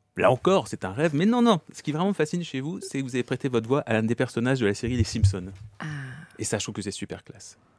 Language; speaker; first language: French; native; French